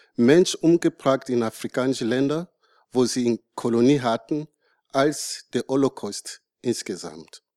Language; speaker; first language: German; non-native, learner; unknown